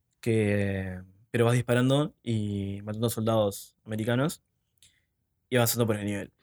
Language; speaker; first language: Spanish; native; Spanish